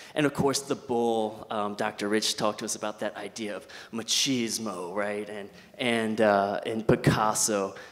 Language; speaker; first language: English; native; English